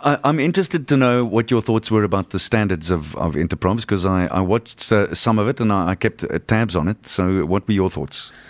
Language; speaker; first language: English; non-native, local second language; Afrikaans